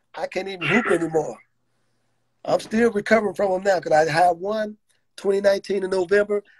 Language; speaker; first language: English; native; English